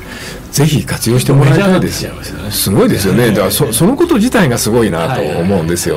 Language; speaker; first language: Japanese; native; Japanese